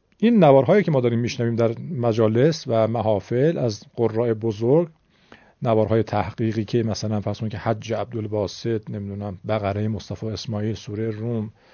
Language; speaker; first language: Persian; native; Persian